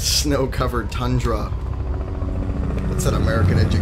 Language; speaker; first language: English; native; English